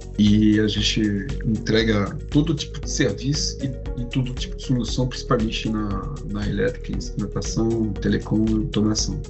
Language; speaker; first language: Portuguese; non-native, fluent; French